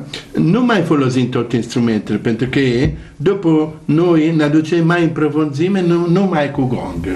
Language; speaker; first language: Romanian; non-native, learner; Italian